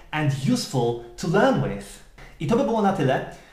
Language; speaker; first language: English; non-native, fluent; Polish